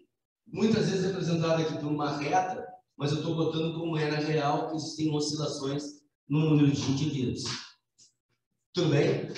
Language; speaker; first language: Portuguese; native; Portuguese